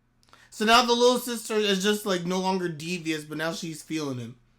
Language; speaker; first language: English; native; English